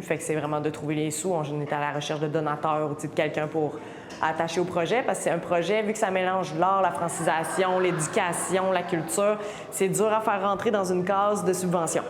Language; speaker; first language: French; native; French